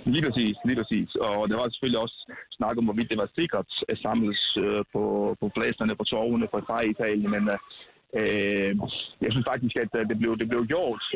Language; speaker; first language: Danish; non-native, fluent; Italian